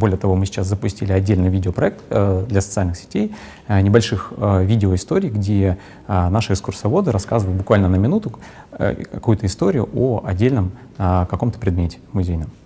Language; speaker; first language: Russian; native; Russian